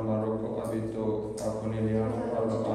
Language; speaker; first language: Italian; non-native, learner; Arabic